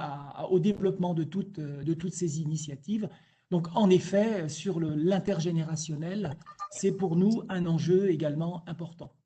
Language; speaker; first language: French; native; French